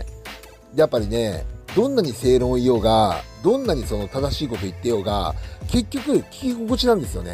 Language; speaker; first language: Japanese; native; Japanese